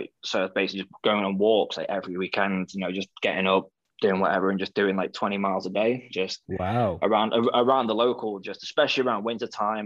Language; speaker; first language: English; native; English